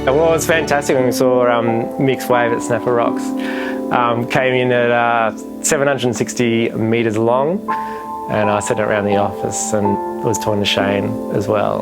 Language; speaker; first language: English; native; English